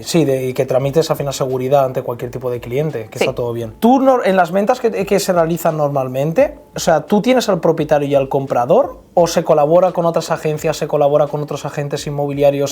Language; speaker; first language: Spanish; native; Spanish